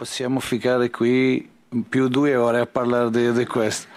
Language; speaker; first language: Italian; non-native, learner; Portuguese